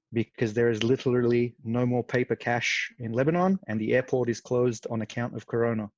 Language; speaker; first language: English; non-native, fluent; Arabic